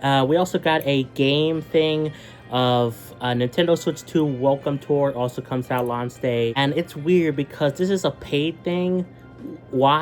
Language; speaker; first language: English; native; English